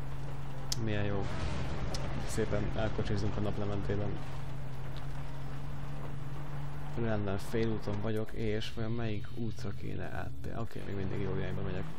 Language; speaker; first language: Hungarian; native; Hungarian